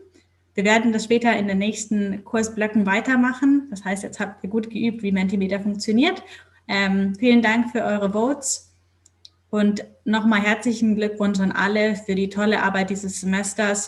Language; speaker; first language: German; native; German